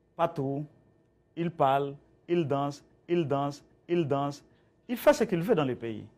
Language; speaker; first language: French; native; French